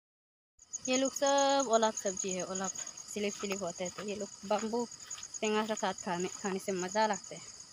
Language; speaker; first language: Hindi; non-native, local second language; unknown